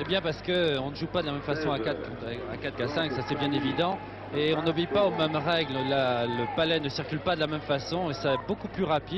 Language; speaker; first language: French; native; French